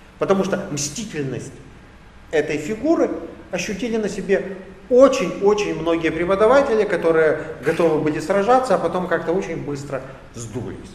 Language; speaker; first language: Russian; native; Russian